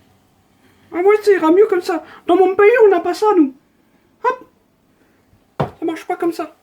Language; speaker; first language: French; native; French